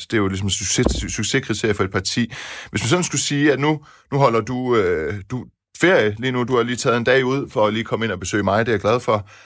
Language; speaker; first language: Danish; early bilingual, other home language; Persian